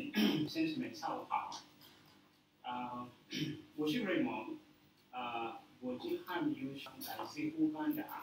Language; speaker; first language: Chinese; non-native, learner; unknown